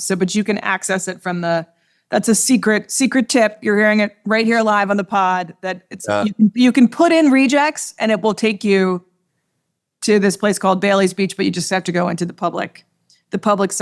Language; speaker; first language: English; native; English